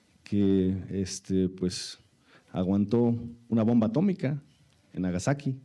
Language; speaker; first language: Spanish; native; Spanish